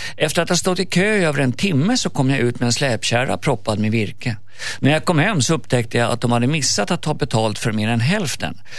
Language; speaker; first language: Swedish; native; Swedish